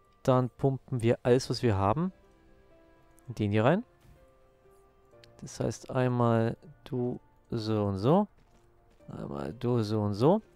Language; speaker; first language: German; native; German